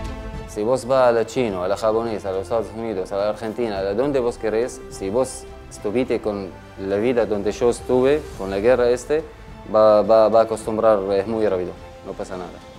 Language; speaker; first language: Spanish; non-native, learner; Arabic